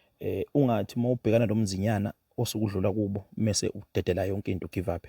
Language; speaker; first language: Zulu; native; Zulu